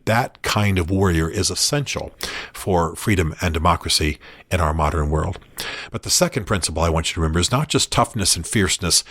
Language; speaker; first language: English; native; English